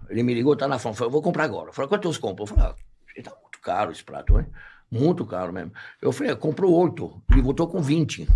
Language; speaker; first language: Portuguese; non-native, fluent; French